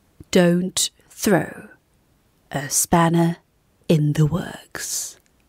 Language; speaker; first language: English; non-native, fluent; Korean